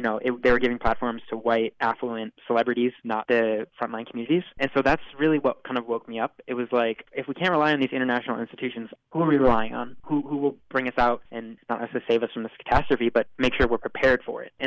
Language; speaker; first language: English; native; English